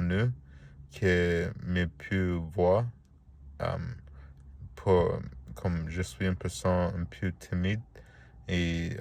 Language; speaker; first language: French; non-native, learner; Spanish